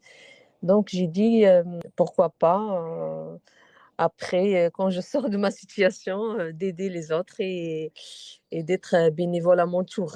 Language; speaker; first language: French; non-native, fluent; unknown